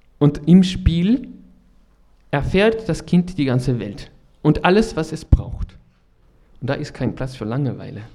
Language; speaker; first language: German; non-native, fluent; French